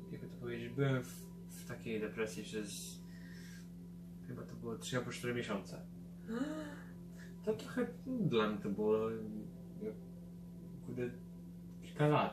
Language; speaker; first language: Polish; early bilingual, heritage; Polish